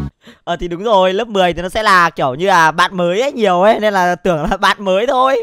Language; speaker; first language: Vietnamese; native; Vietnamese